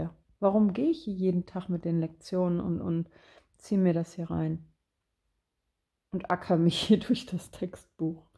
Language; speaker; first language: German; native; German